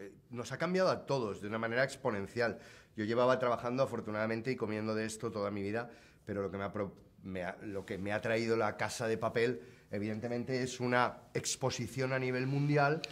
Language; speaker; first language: Spanish; native; Spanish